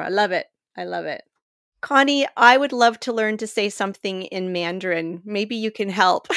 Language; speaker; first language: English; native; English